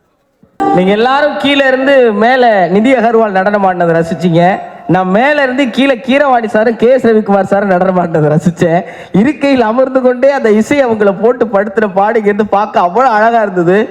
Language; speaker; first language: Tamil; native; Tamil